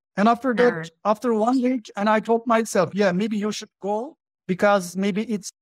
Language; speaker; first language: English; non-native, fluent; Turkish